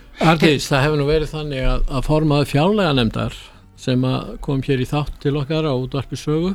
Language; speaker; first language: Icelandic; native; Icelandic